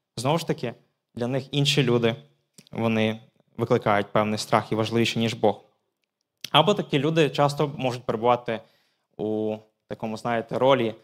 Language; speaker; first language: Ukrainian; native; Ukrainian